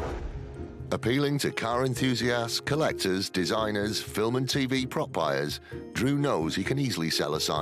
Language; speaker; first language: English; native; English